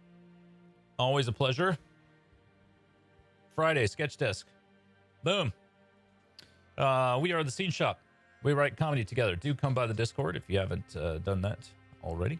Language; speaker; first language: English; native; English